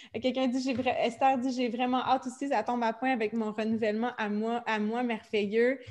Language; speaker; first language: French; native; French